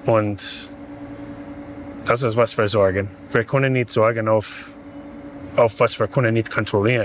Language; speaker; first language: German; non-native, fluent; English